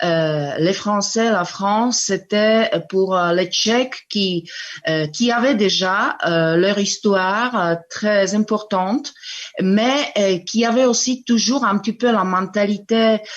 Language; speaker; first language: French; non-native, fluent; Czech